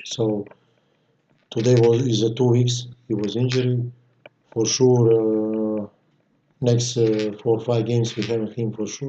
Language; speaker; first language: English; non-native, fluent; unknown